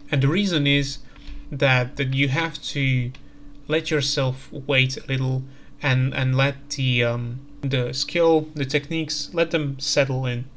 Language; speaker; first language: English; non-native, fluent; Slovak